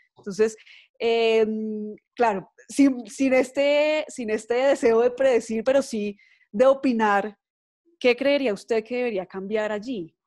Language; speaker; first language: Spanish; native; Spanish